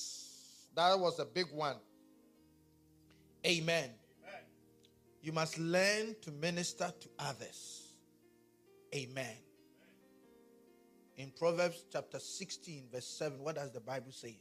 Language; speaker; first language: English; non-native, local second language; Akan